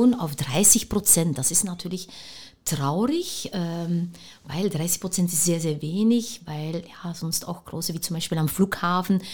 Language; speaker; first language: German; non-native, fluent; Dutch